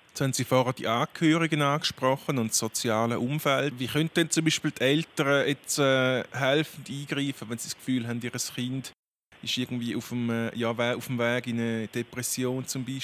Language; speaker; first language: German; native; German